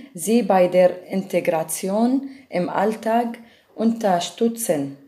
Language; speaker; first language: German; non-native, learner; Arabic